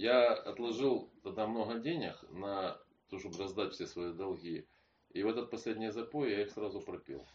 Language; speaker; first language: Polish; non-native, learner; Russian